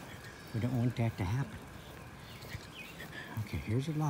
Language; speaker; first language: English; native; English